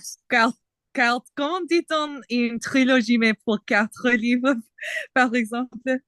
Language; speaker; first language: French; non-native, learner; English